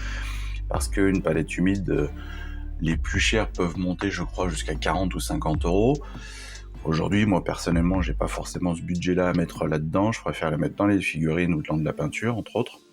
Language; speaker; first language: French; native; French